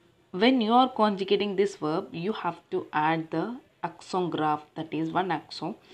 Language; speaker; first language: English; non-native, local second language; Tamil